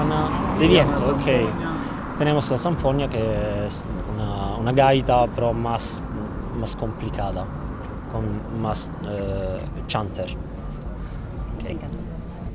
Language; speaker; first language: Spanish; non-native, learner; Italian